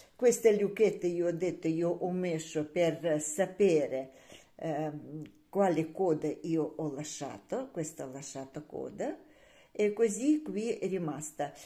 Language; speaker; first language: Italian; non-native, learner; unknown